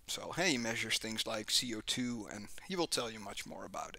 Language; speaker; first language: English; non-native, fluent; Dutch